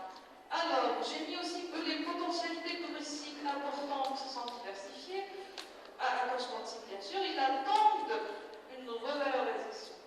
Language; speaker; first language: French; non-native, local second language; Arabic